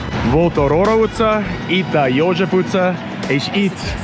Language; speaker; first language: Hungarian; non-native, learner; English